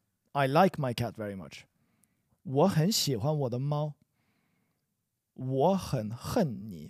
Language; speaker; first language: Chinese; non-native, fluent; English